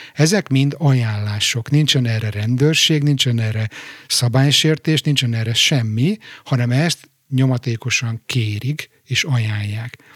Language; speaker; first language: Hungarian; native; Hungarian